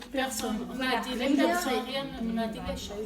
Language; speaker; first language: French; non-native, learner; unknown